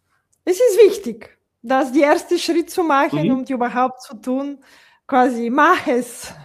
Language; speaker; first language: German; non-native, fluent; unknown